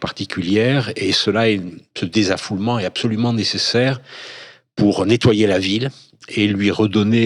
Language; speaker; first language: French; native; French